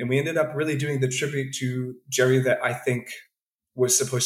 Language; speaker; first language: English; native; English